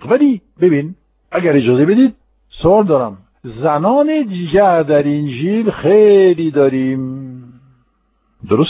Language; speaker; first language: Persian; non-native, fluent; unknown